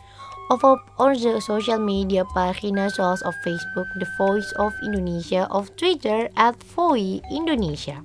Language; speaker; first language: Dutch; non-native, learner; Indonesian